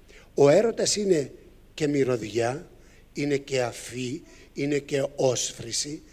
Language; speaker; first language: Greek; native; Greek